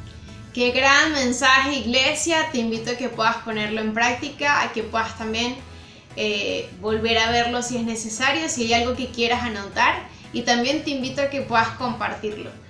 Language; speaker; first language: Spanish; native; Spanish